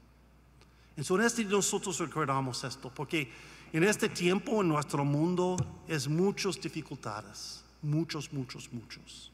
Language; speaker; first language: Spanish; non-native, learner; English